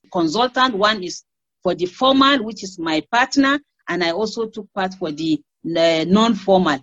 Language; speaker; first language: English; non-native, local second language; Hausa